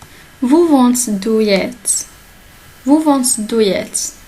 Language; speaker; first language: German; non-native, learner; Arabic